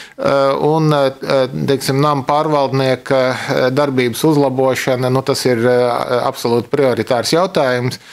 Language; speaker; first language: Latvian; native; Latvian